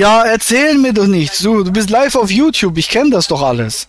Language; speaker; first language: German; native; German